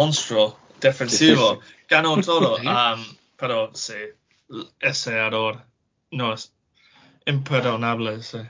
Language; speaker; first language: Spanish; non-native, learner; English